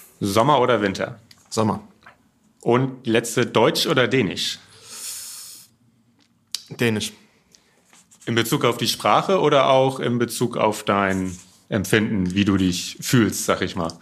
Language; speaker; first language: German; native; German